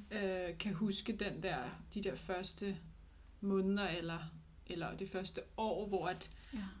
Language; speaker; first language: Danish; native; Danish